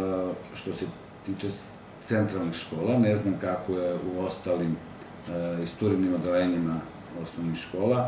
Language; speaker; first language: Serbian; native; Serbian